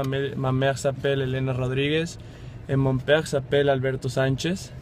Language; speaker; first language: French; non-native, learner; Spanish